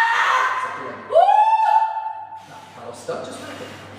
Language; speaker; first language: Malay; non-native, fluent; English